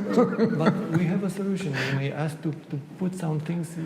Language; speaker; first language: English; non-native, fluent; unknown